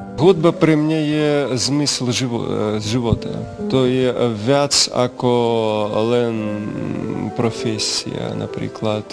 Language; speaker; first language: Slovak; non-native, learner; Russian